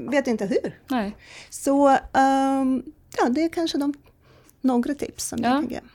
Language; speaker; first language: Swedish; non-native, fluent; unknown